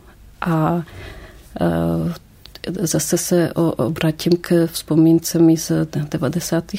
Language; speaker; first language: Czech; early bilingual, heritage; Czech